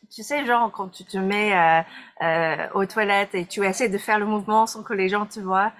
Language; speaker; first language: French; non-native, fluent; English